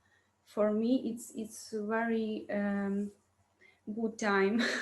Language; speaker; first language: English; non-native, learner; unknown